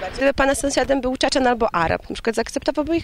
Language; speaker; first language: Polish; native; Polish